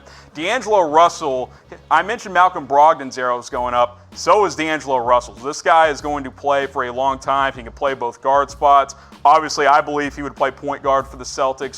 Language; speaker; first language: English; native; English